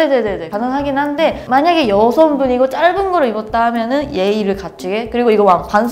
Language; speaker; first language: Korean; non-native, fluent; Japanese